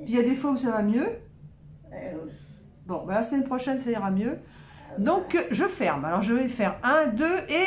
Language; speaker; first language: French; native; French